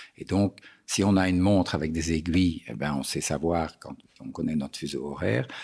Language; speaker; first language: French; native; French